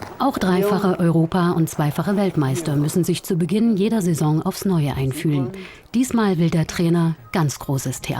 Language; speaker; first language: German; native; German